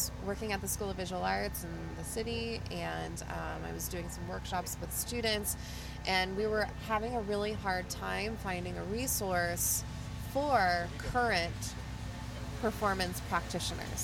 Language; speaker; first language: English; native; English